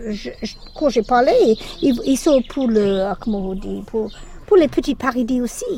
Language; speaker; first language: French; non-native, learner; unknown